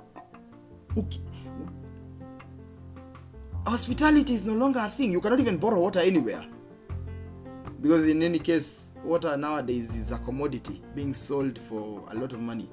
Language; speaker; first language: English; non-native, local second language; Kikuyu